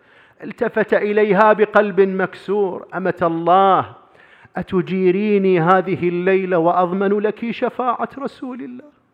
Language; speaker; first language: Arabic; native; Arabic